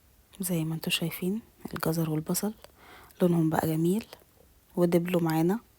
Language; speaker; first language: Arabic; native; Arabic